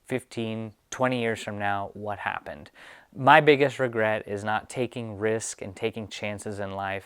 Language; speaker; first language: English; native; English